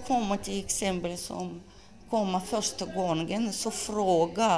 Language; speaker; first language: Swedish; non-native, learner; Russian